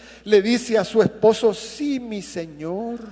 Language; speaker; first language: Spanish; native; Spanish